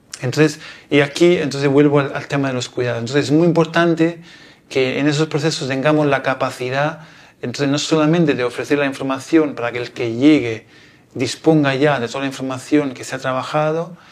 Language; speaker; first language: Spanish; non-native, fluent; Italian